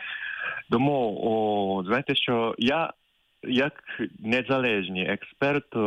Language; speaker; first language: Ukrainian; non-native, fluent; Japanese